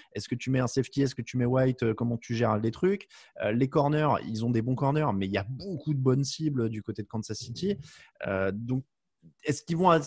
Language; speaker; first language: French; native; French